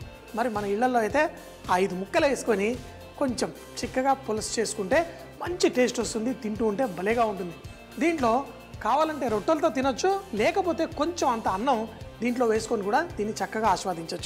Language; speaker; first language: Telugu; native; Telugu